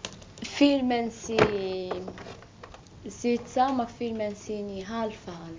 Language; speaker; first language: Dutch; non-native, learner; Arabic